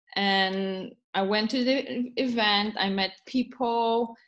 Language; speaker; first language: English; non-native, fluent; Polish